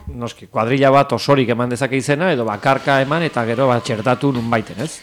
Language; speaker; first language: Basque; native; Basque